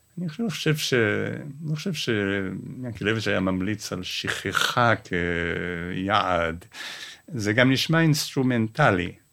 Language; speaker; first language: Hebrew; non-native, fluent; English